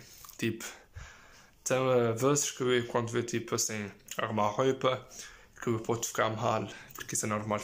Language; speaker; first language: Portuguese; early bilingual, heritage; Portuguese